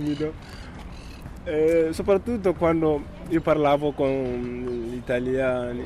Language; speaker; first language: Italian; non-native, learner; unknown